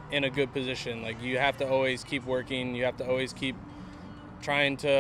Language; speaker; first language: English; native; English